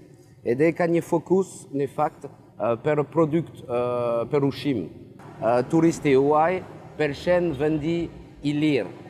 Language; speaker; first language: Albanian; non-native, learner; French